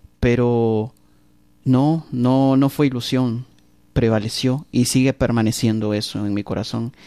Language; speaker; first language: Spanish; native; Spanish